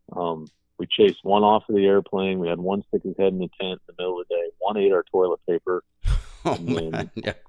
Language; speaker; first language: English; native; English